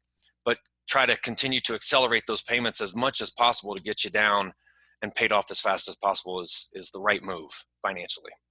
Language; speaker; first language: English; native; English